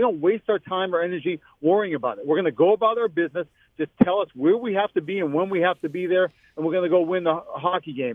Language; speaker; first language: English; native; English